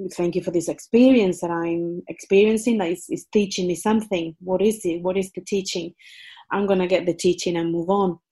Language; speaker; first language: English; non-native, fluent; Spanish